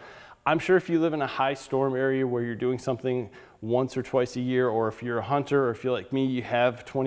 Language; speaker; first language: English; native; English